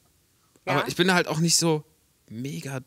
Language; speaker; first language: German; native; German